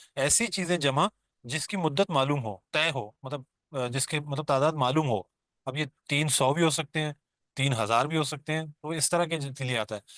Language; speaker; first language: Urdu; non-native, local second language; Baluchi